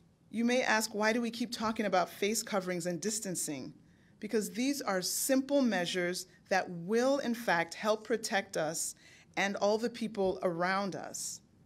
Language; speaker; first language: English; native; English